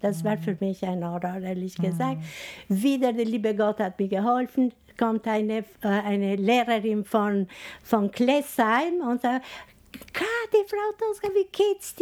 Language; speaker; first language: German; non-native, fluent; Albanian